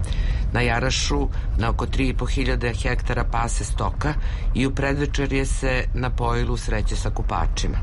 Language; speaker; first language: Serbian; native; Serbian